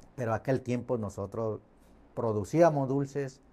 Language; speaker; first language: Spanish; non-native, fluent; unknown